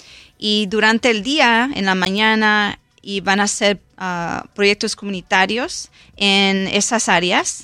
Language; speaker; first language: Spanish; non-native, local second language; English